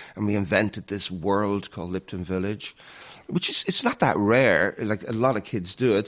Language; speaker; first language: English; native; English